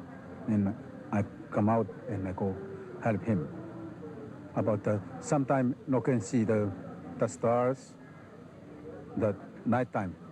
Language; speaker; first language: English; non-native, learner; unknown